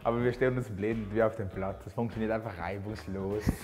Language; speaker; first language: German; native; German